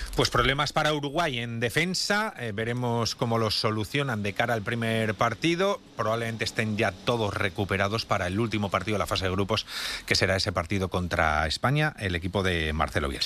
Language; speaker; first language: Spanish; native; Spanish